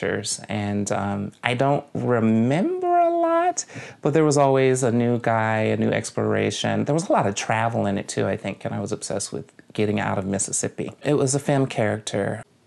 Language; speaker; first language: English; native; English